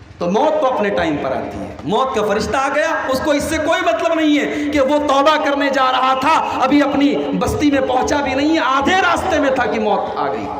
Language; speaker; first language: Urdu; native; Urdu